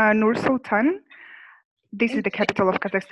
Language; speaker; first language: English; non-native, fluent; Ukrainian